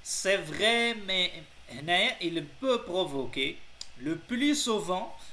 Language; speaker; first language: French; non-native, local second language; Arabic